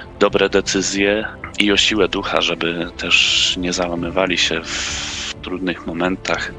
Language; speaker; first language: Polish; native; Polish